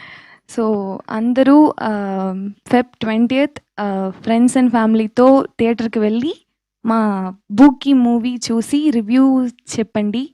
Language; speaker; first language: Telugu; early bilingual, heritage; Tamil